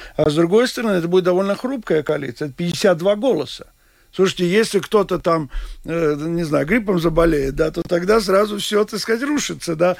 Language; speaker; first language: Russian; non-native, local second language; Latvian